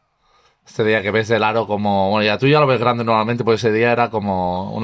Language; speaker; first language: Spanish; native; Spanish